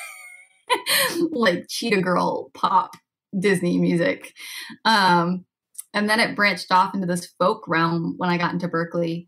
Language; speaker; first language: English; native; English